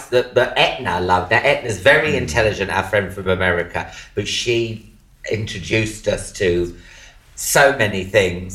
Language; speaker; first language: English; native; English